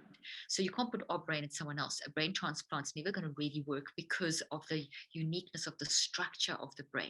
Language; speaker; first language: English; native; English